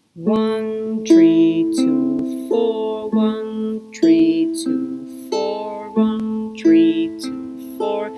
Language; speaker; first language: English; non-native, fluent; Dutch